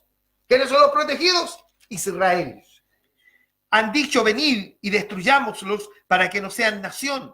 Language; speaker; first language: Spanish; native; Spanish